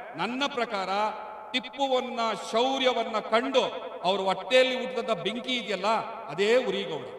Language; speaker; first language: Kannada; native; Kannada